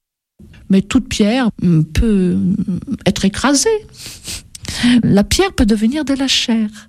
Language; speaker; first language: French; native; French